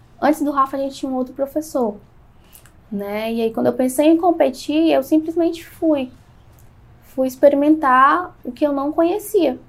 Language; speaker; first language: Portuguese; native; Portuguese